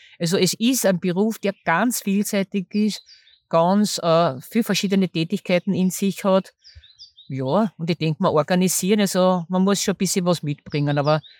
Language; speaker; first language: German; native; German